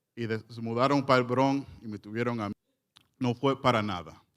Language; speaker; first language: Spanish; early bilingual, heritage; Spanish